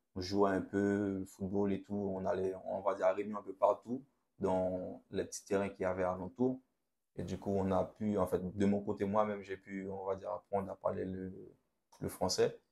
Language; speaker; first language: French; non-native, local second language; Haitian Creole